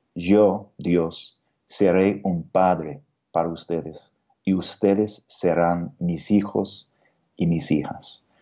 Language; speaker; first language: Spanish; non-native, fluent; English